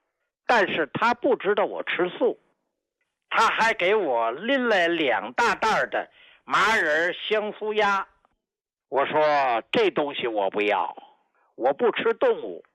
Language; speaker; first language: Chinese; native; Chinese